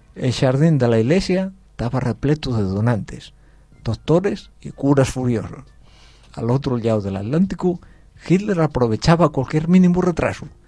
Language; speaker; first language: Spanish; native; Spanish